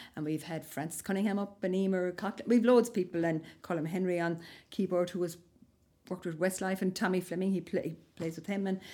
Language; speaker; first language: English; native; English